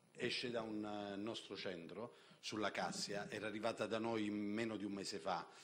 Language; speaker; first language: Italian; native; Italian